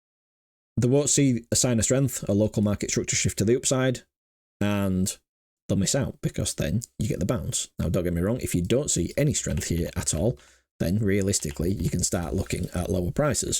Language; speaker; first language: English; native; English